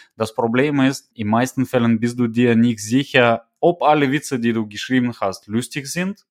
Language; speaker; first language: German; non-native, fluent; Russian